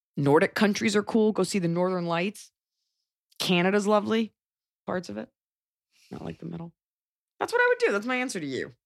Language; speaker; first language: English; native; English